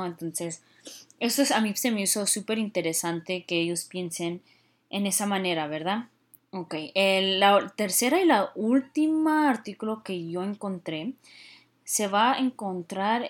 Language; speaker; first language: Spanish; early bilingual, heritage; Spanish